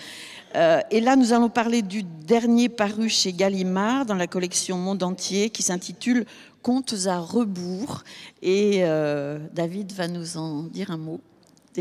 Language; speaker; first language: French; native; French